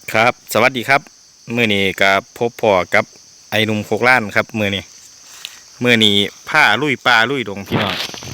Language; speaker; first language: Thai; native; Thai